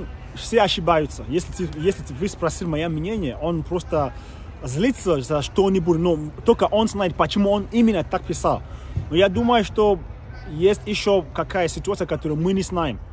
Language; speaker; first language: Russian; non-native, learner; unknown